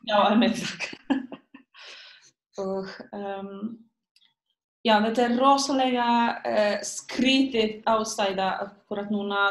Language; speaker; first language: Icelandic; non-native, fluent; Polish